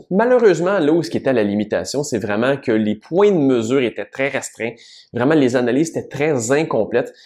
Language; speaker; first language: French; native; French